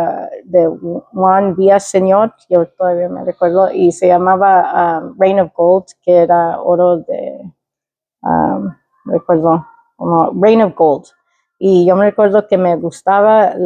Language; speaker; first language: Spanish; early bilingual, heritage; Spanish